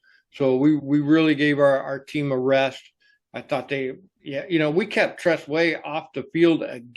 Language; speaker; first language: English; native; English